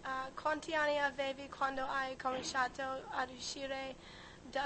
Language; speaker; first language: Italian; non-native, learner; English